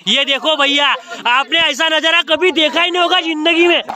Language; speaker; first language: Hindi; non-native, local second language; Marathi